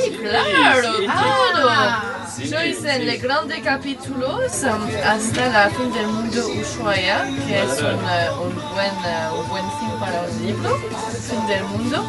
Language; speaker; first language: Spanish; non-native, learner; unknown